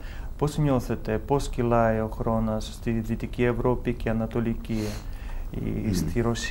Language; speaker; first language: Greek; non-native, fluent; Russian